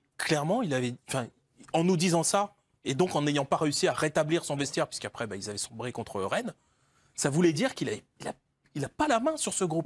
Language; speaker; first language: French; native; French